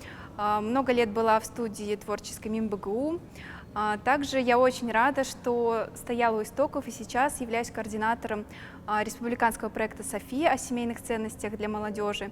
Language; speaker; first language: Russian; native; Russian